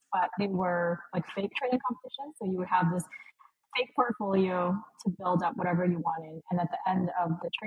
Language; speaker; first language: English; native; English